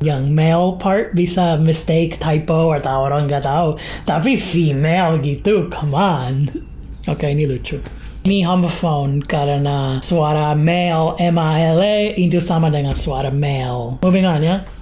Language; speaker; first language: Indonesian; non-native, fluent; English